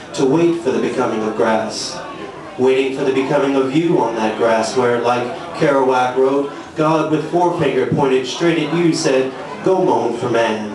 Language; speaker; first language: English; native; English